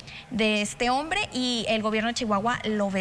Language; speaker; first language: Spanish; native; Spanish